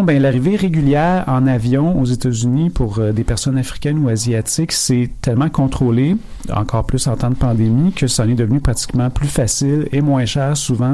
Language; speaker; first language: French; native; French